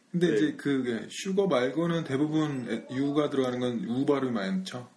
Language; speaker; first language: Korean; native; Korean